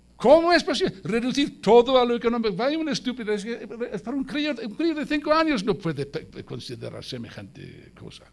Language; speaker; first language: Spanish; non-native, fluent; English